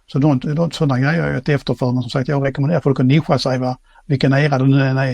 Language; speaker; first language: Swedish; native; Swedish